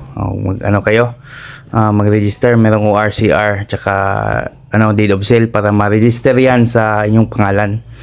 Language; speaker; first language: Filipino; non-native, local second language; Cebuano